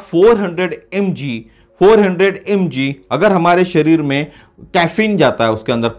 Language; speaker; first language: Hindi; non-native, local second language; Marathi